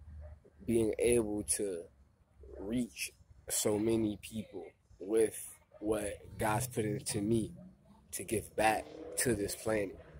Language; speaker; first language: English; native; English